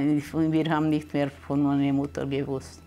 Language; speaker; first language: German; early bilingual, heritage; German